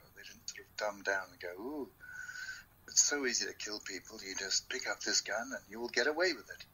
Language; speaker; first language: English; native; English